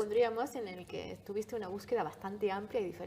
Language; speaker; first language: Spanish; native; Spanish